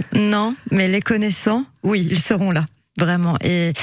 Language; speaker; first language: French; native; French